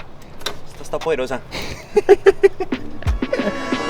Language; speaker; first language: Spanish; native; Spanish